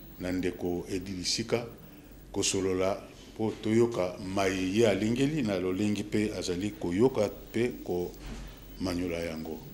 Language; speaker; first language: Lingala; native; Lingala